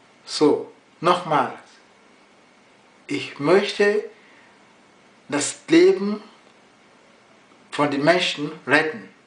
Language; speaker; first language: German; non-native, fluent; Yoruba